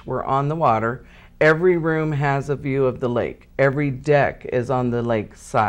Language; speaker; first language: English; native; English